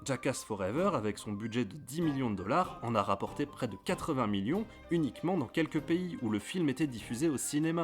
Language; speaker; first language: French; native; French